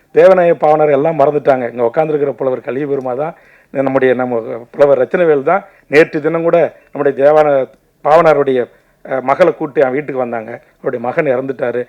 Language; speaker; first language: Tamil; native; Tamil